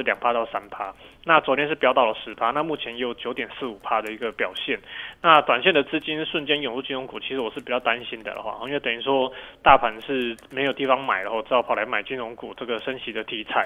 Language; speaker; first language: Chinese; native; Chinese